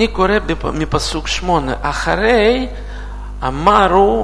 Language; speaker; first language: Hebrew; non-native, fluent; Russian